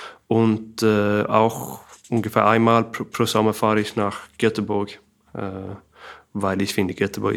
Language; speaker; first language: German; non-native, fluent; Swedish